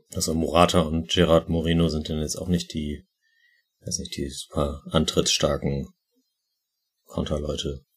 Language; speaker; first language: German; native; German